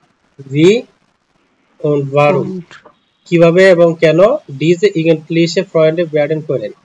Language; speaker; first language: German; non-native, learner; Bangla